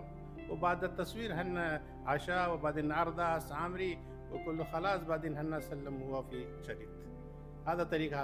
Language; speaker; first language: Arabic; non-native, learner; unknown